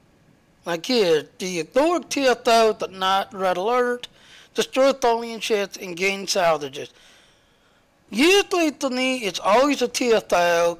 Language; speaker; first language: English; native; English